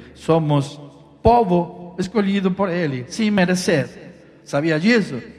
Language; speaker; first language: Portuguese; non-native, fluent; Spanish